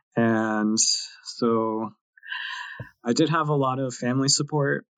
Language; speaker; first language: English; native; English